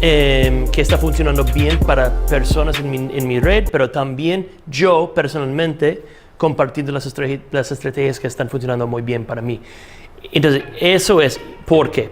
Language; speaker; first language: Spanish; non-native, fluent; English